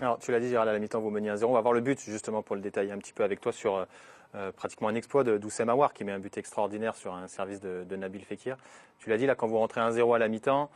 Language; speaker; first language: French; native; French